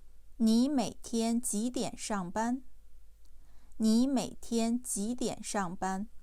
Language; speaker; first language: Chinese; non-native, fluent; Urdu